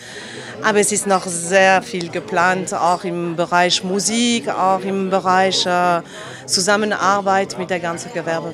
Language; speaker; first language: German; non-native, fluent; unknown